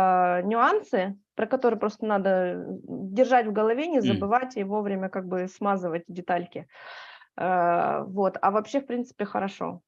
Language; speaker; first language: Russian; native; Russian